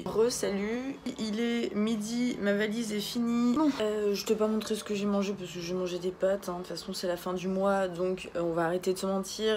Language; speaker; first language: French; native; French